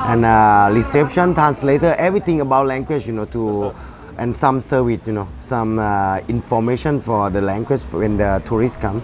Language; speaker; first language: English; non-native, fluent; Thai